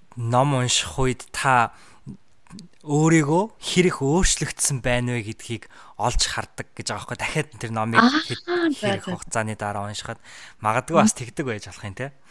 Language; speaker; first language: Mongolian; native; Mongolian